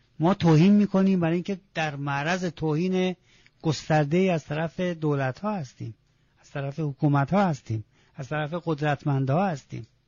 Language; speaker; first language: Persian; non-native, local second language; Azerbaijani